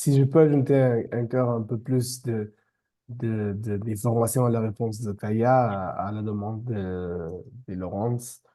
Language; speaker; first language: French; non-native, fluent; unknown